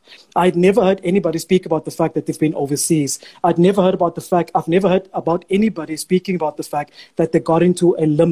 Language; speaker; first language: English; non-native, local second language; Afrikaans